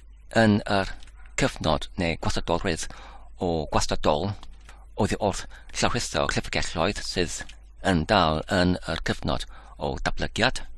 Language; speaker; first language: Welsh; non-native, learner; Polish